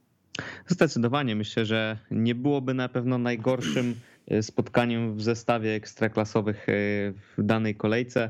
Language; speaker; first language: Polish; native; Polish